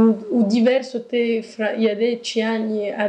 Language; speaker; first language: Italian; non-native, learner; French